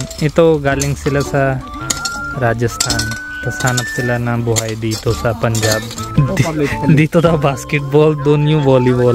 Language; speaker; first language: Filipino; non-native, learner; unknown